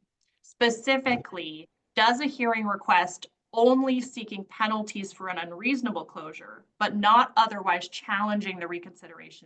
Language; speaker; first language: English; native; English